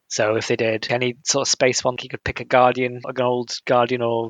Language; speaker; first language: English; native; English